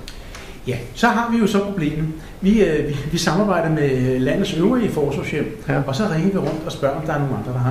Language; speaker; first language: Danish; native; Danish